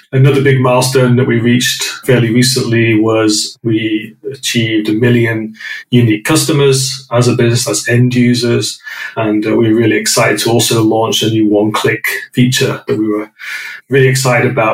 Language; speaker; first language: English; native; English